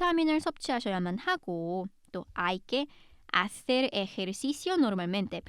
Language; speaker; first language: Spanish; non-native, fluent; Korean